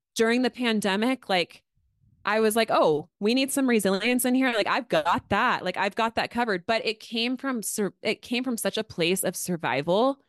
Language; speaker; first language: English; native; English